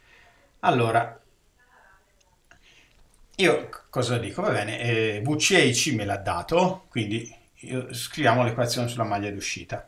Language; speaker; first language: Italian; native; Italian